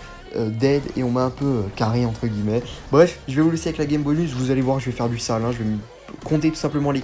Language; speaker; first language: French; native; French